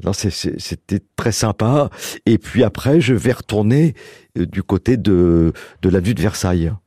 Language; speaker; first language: French; native; French